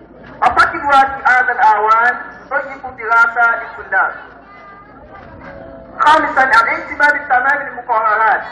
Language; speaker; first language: Arabic; non-native, fluent; Yoruba